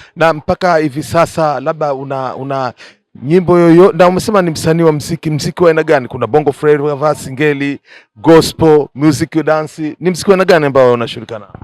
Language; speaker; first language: Swahili; native; Swahili